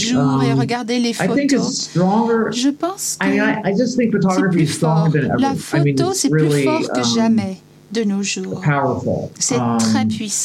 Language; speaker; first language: French; non-native, learner; English